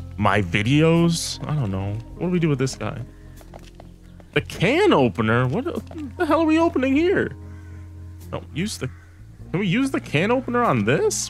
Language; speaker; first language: English; native; English